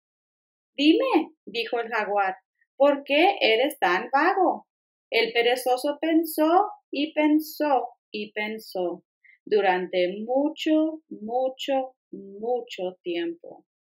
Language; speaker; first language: Spanish; early bilingual, heritage; Spanish